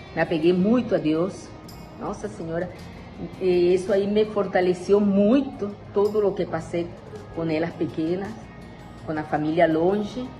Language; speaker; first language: Portuguese; non-native, fluent; Spanish